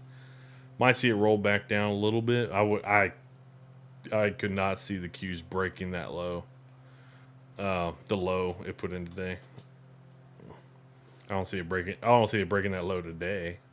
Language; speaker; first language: English; native; English